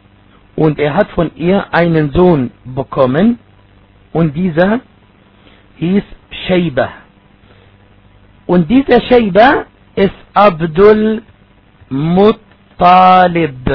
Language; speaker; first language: German; non-native, fluent; Arabic